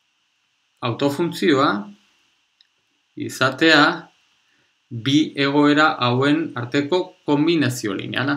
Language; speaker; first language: Basque; non-native, local second language; Spanish